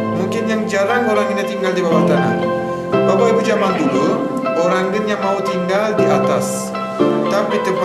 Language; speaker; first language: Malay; non-native, fluent; Turkish